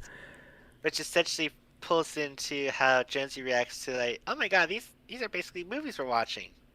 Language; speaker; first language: English; native; English